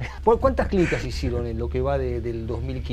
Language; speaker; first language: Spanish; native; Spanish